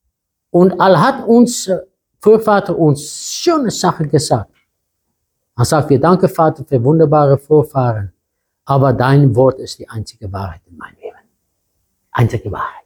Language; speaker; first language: German; non-native, fluent; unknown